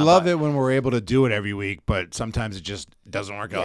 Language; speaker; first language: English; native; English